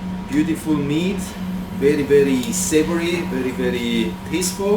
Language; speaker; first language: English; non-native, fluent; Italian